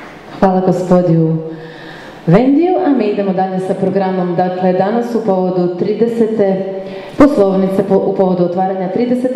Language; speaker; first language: Croatian; native; Croatian